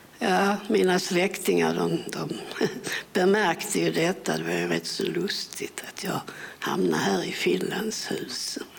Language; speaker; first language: Swedish; early bilingual, other home language; English